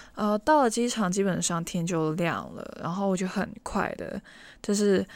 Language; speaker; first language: Chinese; non-native, local second language; Cantonese